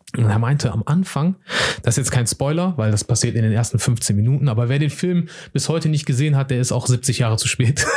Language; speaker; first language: German; early bilingual, other home language; Turkish